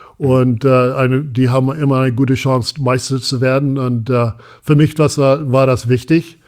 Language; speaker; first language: German; non-native, fluent; English